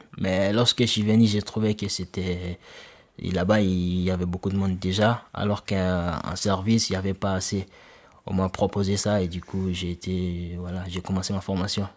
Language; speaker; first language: French; non-native, local second language; Soninke